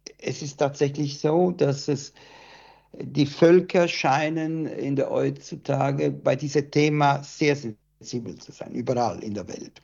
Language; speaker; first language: German; non-native, fluent; Italian